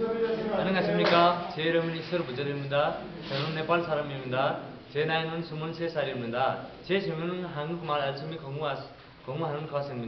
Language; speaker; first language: Korean; non-native, learner; Nepali